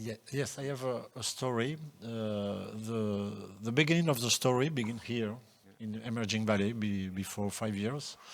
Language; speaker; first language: English; non-native, local second language; French